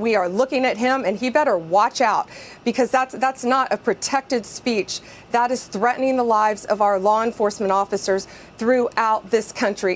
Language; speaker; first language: English; native; English